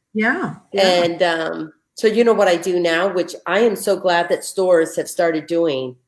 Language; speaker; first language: English; native; English